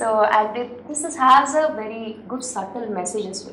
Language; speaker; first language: Tamil; non-native, learner; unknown